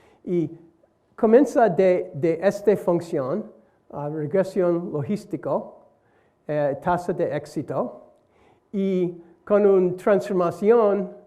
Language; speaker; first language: Spanish; non-native, learner; English